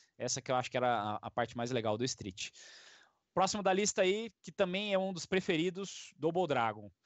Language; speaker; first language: Portuguese; native; Portuguese